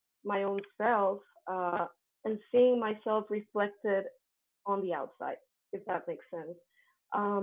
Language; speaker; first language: English; non-native, fluent; Spanish